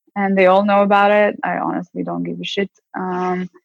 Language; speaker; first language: English; non-native, fluent; Hebrew